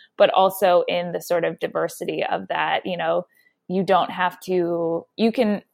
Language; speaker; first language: English; native; English